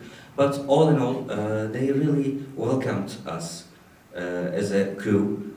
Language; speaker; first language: English; non-native, fluent; Turkish